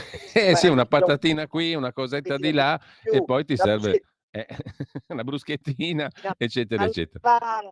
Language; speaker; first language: Italian; native; Italian